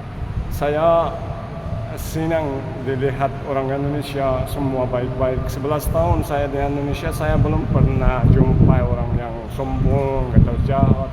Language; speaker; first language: Indonesian; non-native, fluent; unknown